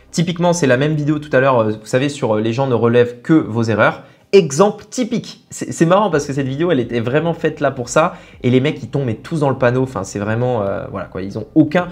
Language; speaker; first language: French; native; French